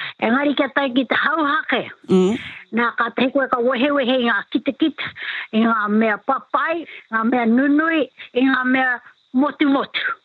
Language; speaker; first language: Māori; native; Māori